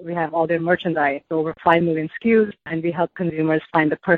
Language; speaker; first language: English; non-native, local second language; Hindi